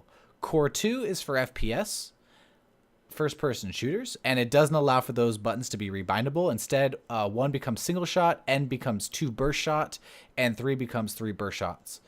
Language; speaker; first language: English; native; English